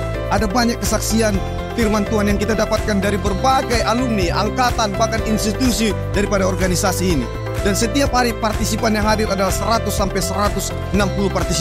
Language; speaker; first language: Indonesian; native; Indonesian